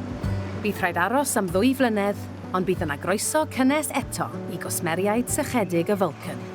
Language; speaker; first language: Welsh; native; Welsh